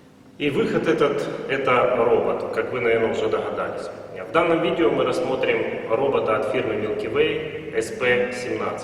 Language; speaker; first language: Russian; native; Russian